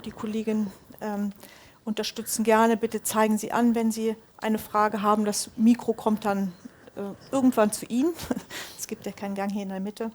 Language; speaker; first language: German; native; German